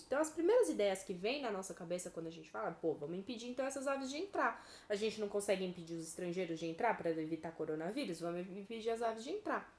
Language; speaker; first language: Portuguese; native; Portuguese